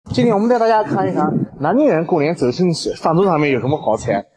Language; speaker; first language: Chinese; native; Chinese